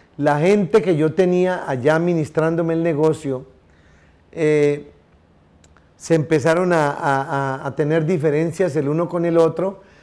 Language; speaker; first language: Spanish; native; Spanish